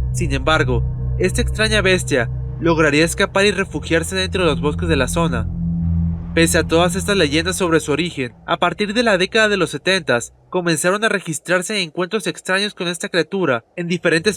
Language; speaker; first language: Spanish; native; Spanish